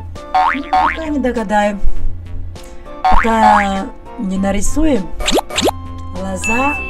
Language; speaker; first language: Russian; non-native, learner; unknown